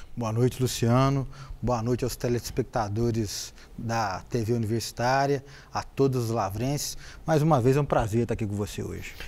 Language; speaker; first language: Portuguese; native; Portuguese